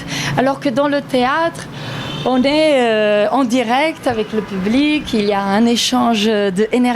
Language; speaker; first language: French; non-native, fluent; Italian